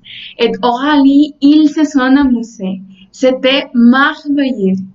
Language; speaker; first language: French; non-native, learner; Spanish